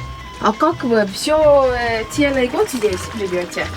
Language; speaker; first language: Russian; non-native, local second language; Estonian